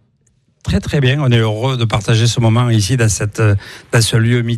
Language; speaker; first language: French; native; French